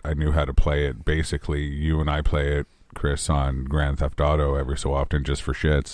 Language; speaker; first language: English; native; English